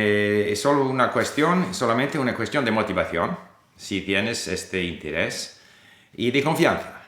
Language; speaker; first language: Spanish; non-native, fluent; English